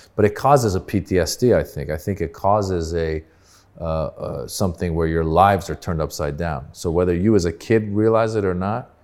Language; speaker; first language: English; early bilingual, other home language; Persian